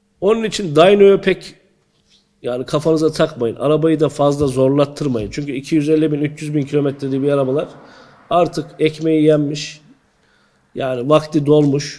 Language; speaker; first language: Turkish; native; Turkish